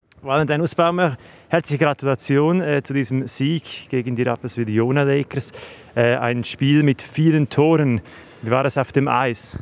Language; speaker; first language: German; native; German